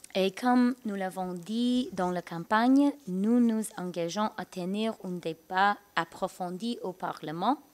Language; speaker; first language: French; non-native, learner; English